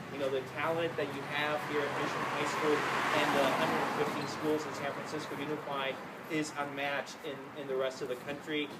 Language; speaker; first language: English; early bilingual, other home language; Spanish